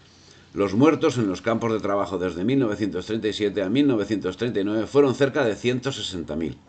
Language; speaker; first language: Spanish; native; Spanish